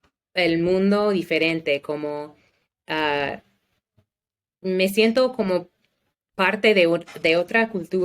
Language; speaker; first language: Spanish; non-native, learner; English